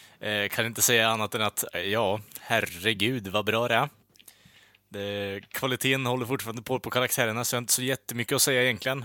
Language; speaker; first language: Swedish; native; Swedish